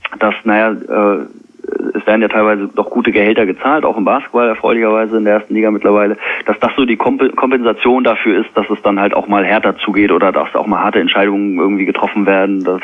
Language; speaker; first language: German; native; German